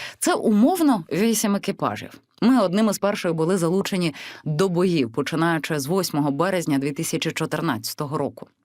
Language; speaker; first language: Ukrainian; non-native, local second language; Russian